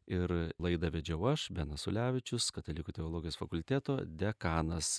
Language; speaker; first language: Lithuanian; native; Lithuanian